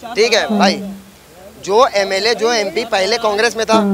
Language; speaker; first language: Hindi; native; Hindi